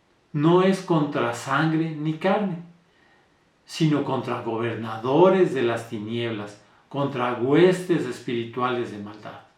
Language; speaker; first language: Spanish; native; Spanish